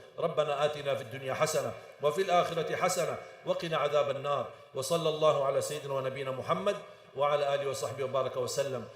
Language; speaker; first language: Malay; non-native, fluent; Arabic